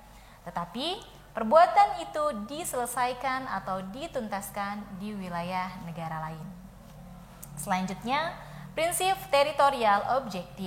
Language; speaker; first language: Indonesian; native; Indonesian